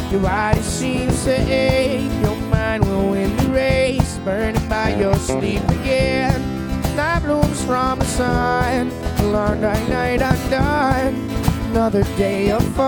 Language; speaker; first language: English; native; English